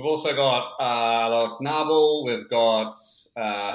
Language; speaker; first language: English; native; English